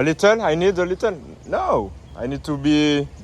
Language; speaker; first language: English; non-native, learner; French